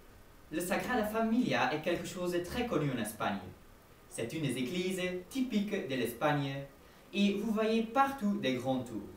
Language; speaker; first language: French; non-native, learner; Dutch